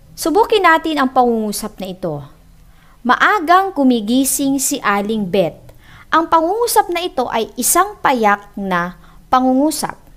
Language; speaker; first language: Filipino; native; Filipino